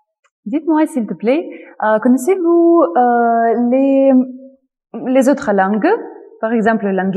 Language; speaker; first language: French; non-native, fluent; Russian